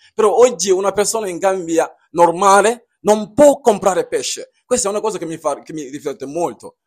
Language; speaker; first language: Italian; non-native, fluent; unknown